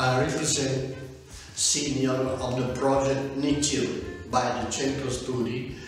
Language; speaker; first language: English; non-native, learner; Italian